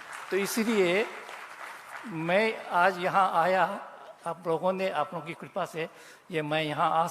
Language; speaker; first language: Hindi; non-native, fluent; Japanese